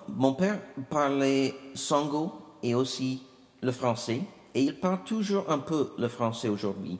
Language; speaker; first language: French; non-native, fluent; English